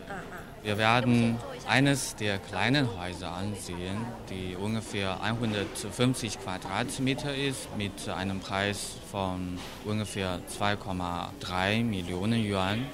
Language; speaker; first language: German; non-native, fluent; Chinese